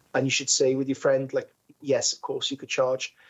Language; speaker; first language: English; native; English